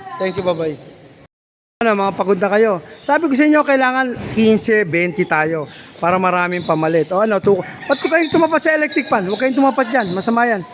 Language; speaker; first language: Filipino; native; Filipino